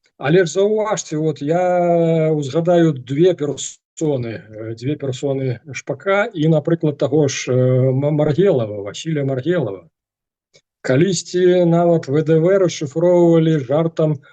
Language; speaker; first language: Belarusian; non-native, local second language; Russian